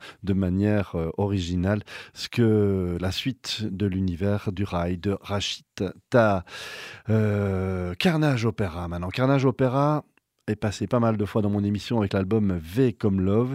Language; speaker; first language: French; native; French